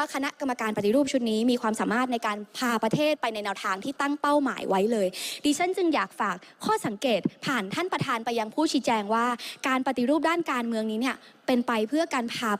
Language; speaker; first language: Thai; native; Thai